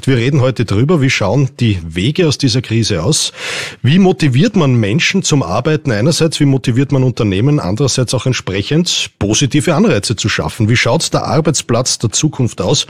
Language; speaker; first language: German; native; German